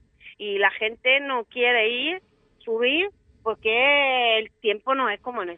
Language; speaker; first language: Spanish; non-native, fluent; Italian